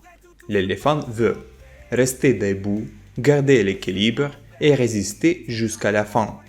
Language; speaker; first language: French; non-native, fluent; Russian